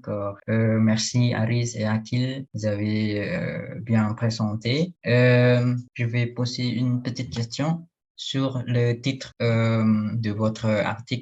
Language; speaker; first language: French; non-native, learner; Indonesian